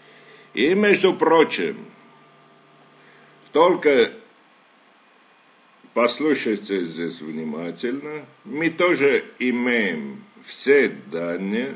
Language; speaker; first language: Russian; non-native, fluent; Armenian